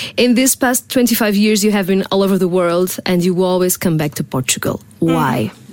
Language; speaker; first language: English; non-native, fluent; Portuguese